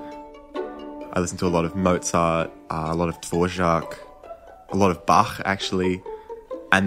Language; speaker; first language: English; native; English